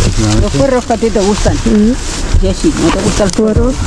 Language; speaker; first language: Spanish; native; Spanish